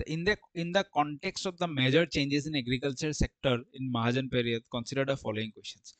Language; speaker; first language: English; non-native, local second language; Assamese